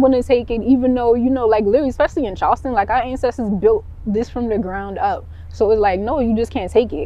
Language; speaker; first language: English; early bilingual, other home language; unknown